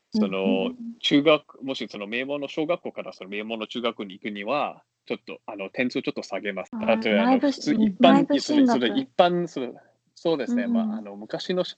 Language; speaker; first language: Japanese; non-native, fluent; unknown